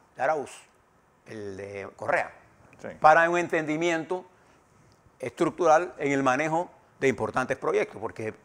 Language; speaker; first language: Spanish; native; Spanish